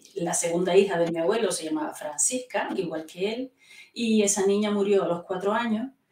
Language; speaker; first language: Spanish; native; Spanish